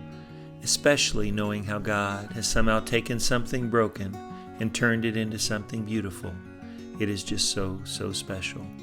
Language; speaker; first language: English; native; English